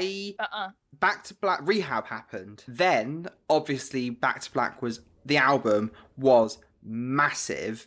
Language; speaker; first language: English; native; English